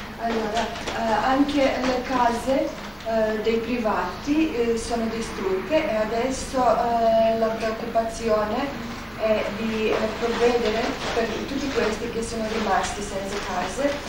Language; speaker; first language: Italian; non-native, fluent; Serbian